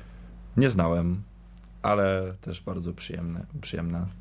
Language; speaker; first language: Polish; early bilingual, other home language; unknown